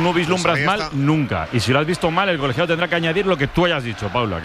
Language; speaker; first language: Spanish; native; Spanish